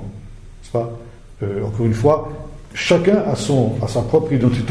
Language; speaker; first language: French; native; French